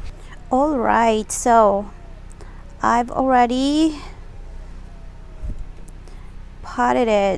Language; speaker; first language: English; non-native, local second language; Filipino